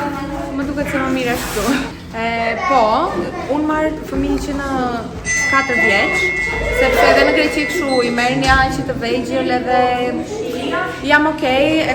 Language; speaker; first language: Albanian; early bilingual, heritage; Albanian